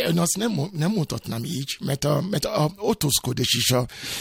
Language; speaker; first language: Hungarian; non-native, fluent; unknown